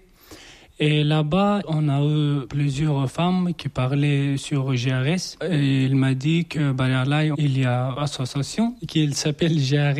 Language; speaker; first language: French; non-native, learner; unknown